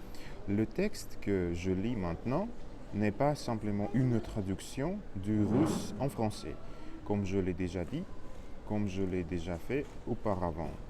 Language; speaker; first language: French; non-native, learner; Russian